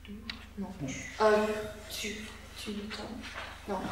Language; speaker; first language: French; non-native, learner; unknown